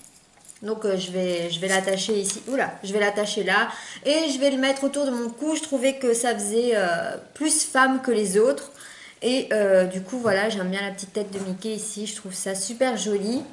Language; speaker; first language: French; native; French